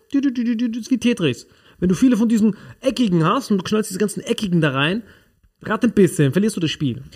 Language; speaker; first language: German; non-native, fluent; Spanish